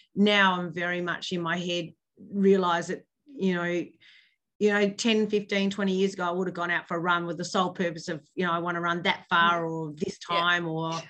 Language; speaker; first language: English; native; English